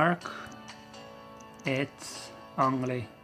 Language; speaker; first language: French; non-native, learner; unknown